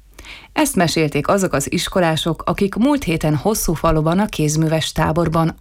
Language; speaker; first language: Hungarian; native; Hungarian